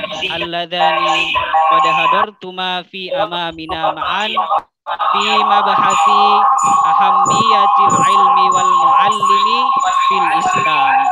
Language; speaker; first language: Arabic; non-native, fluent; Indonesian